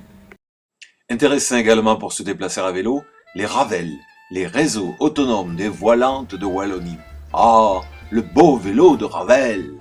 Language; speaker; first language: French; native; French